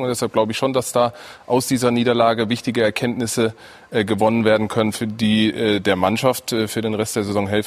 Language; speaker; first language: German; native; German